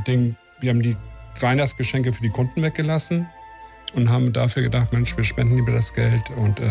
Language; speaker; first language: German; native; German